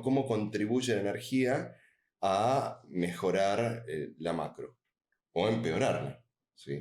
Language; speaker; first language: Spanish; native; Spanish